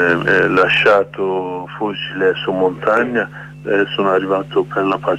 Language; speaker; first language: Italian; non-native, learner; Kurdish